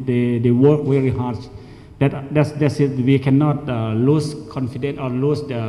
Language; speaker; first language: English; non-native, learner; Thai